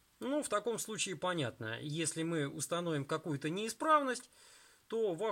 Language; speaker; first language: Russian; native; Russian